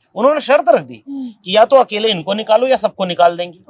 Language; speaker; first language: Hindi; native; Hindi